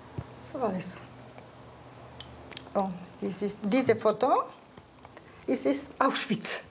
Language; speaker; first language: German; non-native, learner; Polish